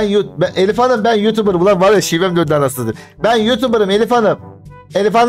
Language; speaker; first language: Turkish; native; Turkish